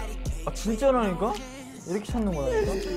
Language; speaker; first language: Korean; native; Korean